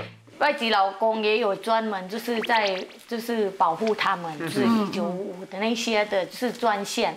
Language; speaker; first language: Chinese; non-native, fluent; Thai